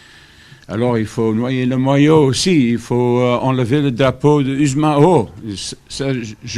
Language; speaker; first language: French; non-native, fluent; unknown